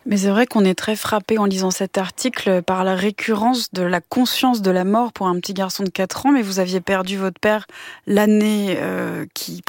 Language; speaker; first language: French; native; French